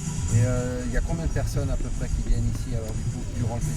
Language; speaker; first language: French; native; French